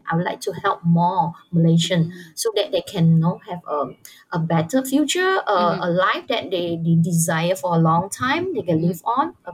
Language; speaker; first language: English; non-native, local second language; Chinese